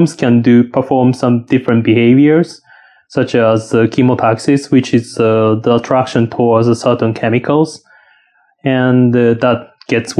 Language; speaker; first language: English; non-native, fluent; Japanese